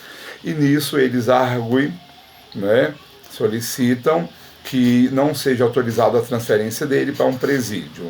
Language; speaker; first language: Portuguese; native; Portuguese